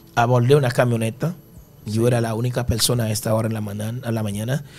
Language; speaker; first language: Spanish; early bilingual, other home language; Haitian Creole